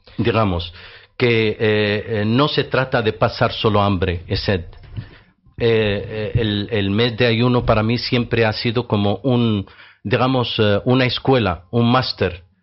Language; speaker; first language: Spanish; non-native, fluent; Arabic